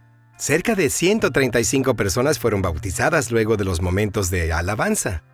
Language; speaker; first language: Spanish; native; Spanish